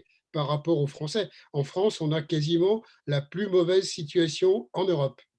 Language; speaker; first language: French; native; French